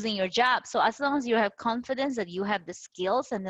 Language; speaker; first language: English; non-native, local second language; Filipino